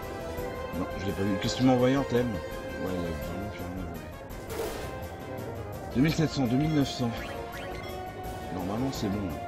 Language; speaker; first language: French; native; French